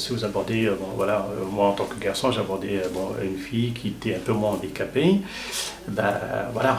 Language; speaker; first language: French; native; French